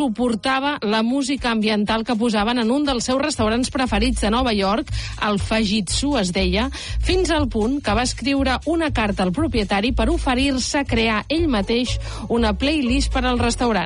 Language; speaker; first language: Catalan; native; Catalan